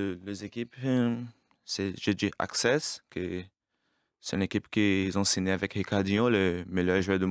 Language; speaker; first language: French; non-native, learner; Portuguese